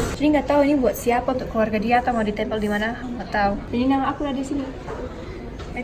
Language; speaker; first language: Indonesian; non-native, fluent; English